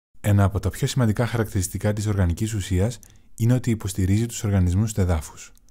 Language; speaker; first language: Greek; non-native, learner; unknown